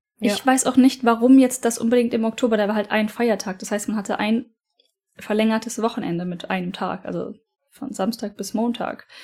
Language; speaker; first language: German; native; German